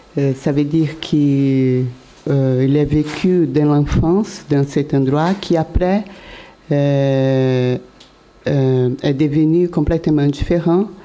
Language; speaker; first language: French; non-native, learner; Portuguese